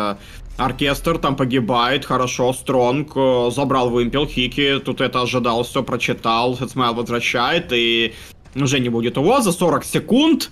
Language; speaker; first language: Russian; native; Russian